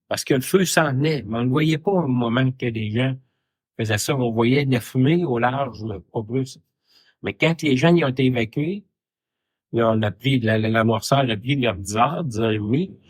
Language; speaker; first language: French; native; French